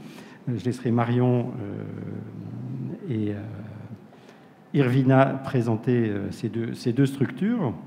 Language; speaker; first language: French; native; French